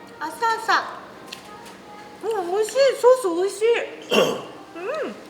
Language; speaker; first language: Korean; non-native, learner; Japanese